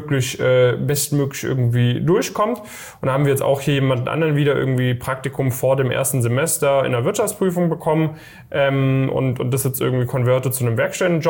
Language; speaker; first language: German; native; German